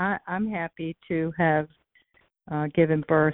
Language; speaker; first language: English; native; English